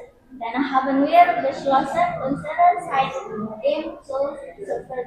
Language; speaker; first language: German; non-native, learner; Indonesian